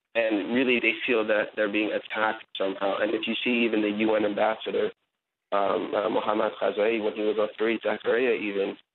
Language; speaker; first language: English; native; English